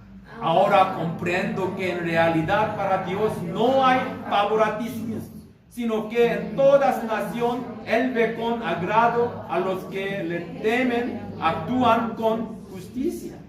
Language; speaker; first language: Spanish; non-native, learner; Korean